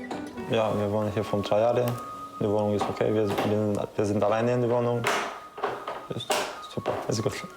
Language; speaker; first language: German; non-native, learner; Romanian